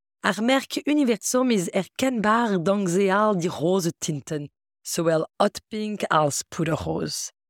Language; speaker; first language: Dutch; non-native, fluent; French